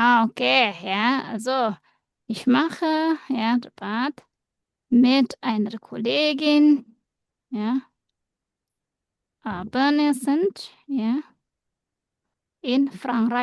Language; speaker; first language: German; non-native, fluent; Indonesian